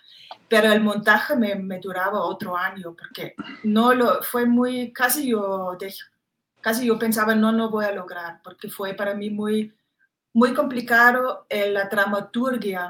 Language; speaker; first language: Spanish; non-native, fluent; German